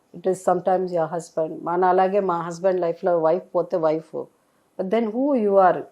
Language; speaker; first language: Telugu; native; Telugu